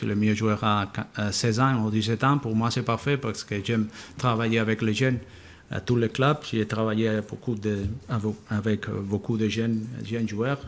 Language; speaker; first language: French; non-native, learner; Spanish